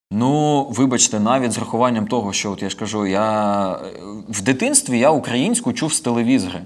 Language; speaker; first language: Ukrainian; non-native, local second language; Russian